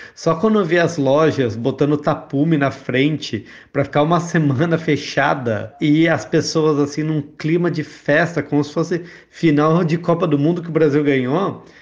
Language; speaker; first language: Portuguese; native; Portuguese